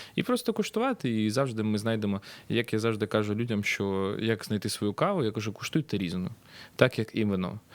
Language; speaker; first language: Ukrainian; non-native, local second language; Russian